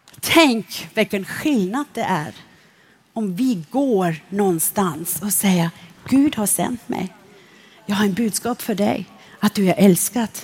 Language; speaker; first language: Swedish; non-native, fluent; German